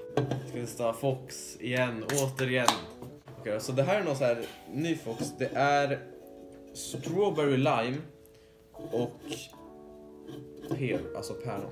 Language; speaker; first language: Swedish; native; Swedish